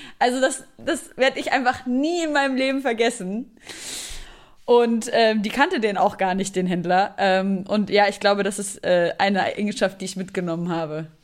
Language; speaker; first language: German; early bilingual, other home language; Arabic